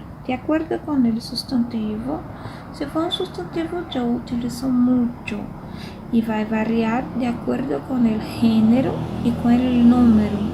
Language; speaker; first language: Spanish; non-native, fluent; Portuguese